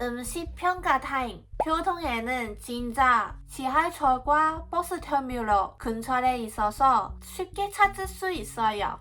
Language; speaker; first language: Korean; non-native, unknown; Cantonese